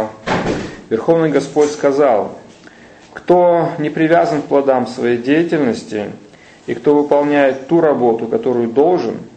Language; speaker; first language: Russian; native; Russian